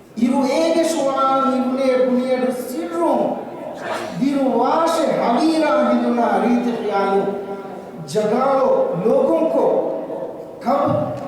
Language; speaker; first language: Urdu; non-native, fluent; Divehi